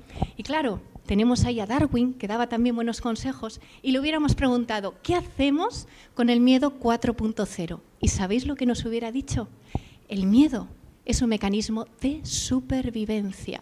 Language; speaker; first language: Spanish; native; Spanish